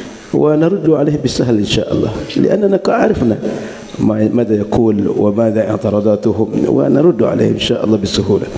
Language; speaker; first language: Arabic; non-native, fluent; Indonesian